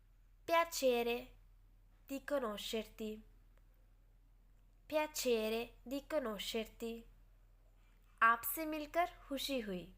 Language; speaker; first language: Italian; non-native, fluent; Urdu